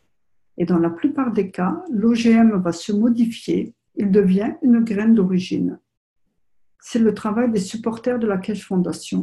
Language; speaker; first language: French; native; French